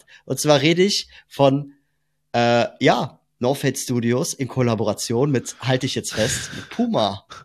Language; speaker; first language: German; native; German